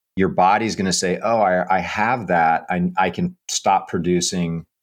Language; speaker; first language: English; native; English